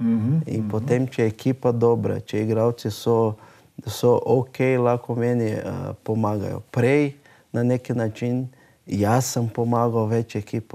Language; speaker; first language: Slovenian; non-native, learner; Portuguese